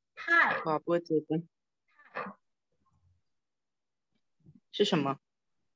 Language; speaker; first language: Chinese; non-native, learner; Thai